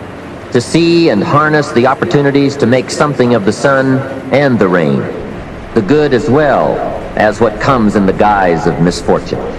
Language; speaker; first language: English; native; English